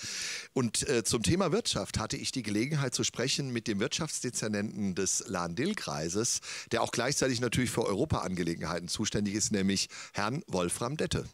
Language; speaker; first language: German; native; German